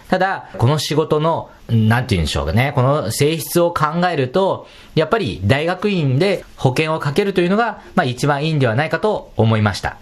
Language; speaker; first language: Japanese; non-native, fluent; Chinese